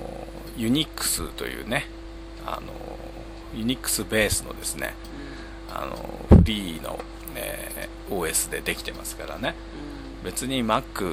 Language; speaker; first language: Japanese; native; Japanese